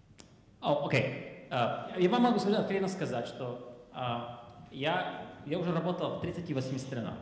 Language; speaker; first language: Russian; non-native, fluent; Czech